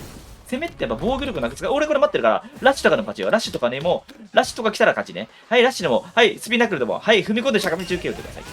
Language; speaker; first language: Japanese; native; Japanese